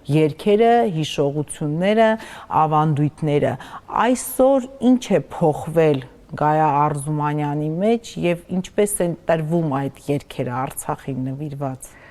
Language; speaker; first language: Armenian; native; Armenian